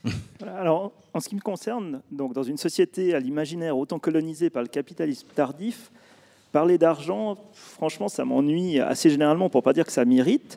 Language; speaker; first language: French; native; French